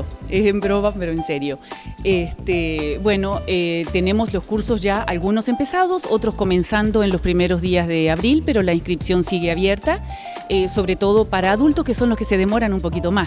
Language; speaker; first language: Spanish; native; Spanish